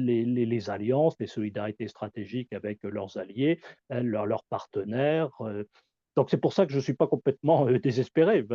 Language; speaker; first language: French; native; French